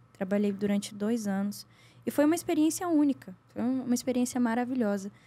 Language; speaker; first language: Portuguese; native; Portuguese